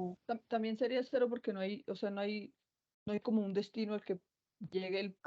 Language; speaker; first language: Spanish; native; Spanish